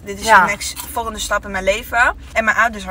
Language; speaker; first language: Dutch; non-native, learner; Italian